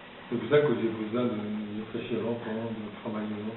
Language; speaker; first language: French; non-native, fluent; Japanese